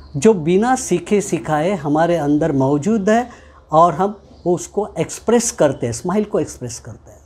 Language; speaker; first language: Hindi; non-native, local second language; Marathi